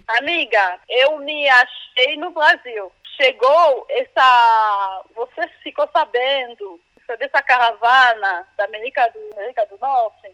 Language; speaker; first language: Portuguese; non-native, fluent; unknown